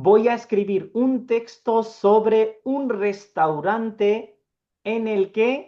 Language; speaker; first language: Spanish; non-native, fluent; Urdu